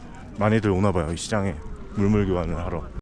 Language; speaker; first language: Korean; native; Korean